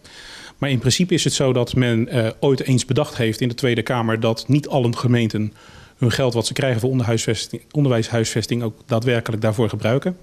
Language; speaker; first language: Dutch; native; Dutch